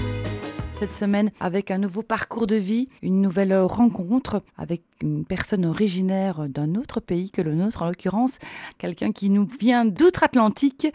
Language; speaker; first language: French; native; French